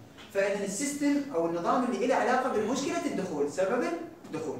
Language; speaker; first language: Arabic; native; Arabic